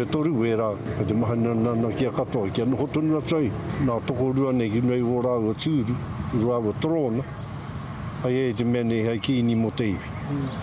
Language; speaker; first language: Māori; native; Māori